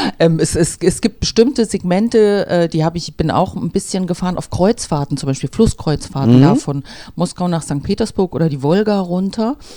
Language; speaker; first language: German; native; German